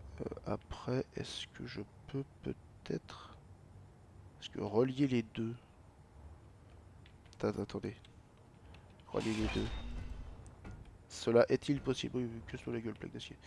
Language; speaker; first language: French; native; French